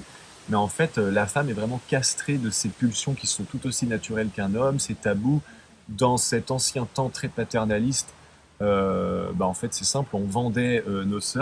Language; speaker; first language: French; native; French